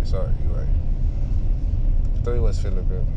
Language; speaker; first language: English; non-native, learner; Haitian Creole